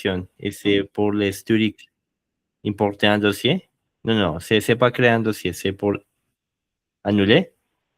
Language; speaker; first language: French; non-native, learner; Spanish